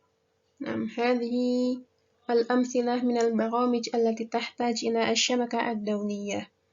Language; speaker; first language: Arabic; non-native, fluent; Indonesian